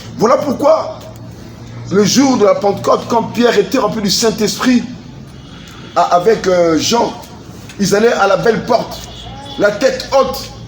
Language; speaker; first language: French; non-native, local second language; Lingala